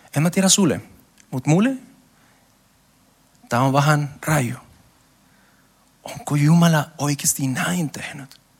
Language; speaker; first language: Finnish; non-native, learner; Spanish